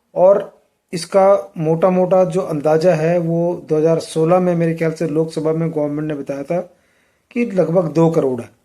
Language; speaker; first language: Hindi; native; Hindi